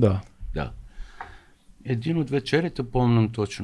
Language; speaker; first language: Bulgarian; non-native, fluent; Persian